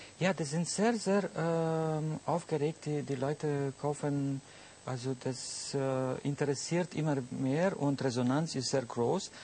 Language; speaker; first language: German; non-native, fluent; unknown